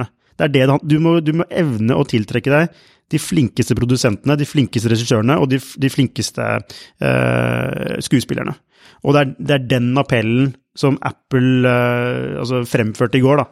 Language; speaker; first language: Norwegian; native; Norwegian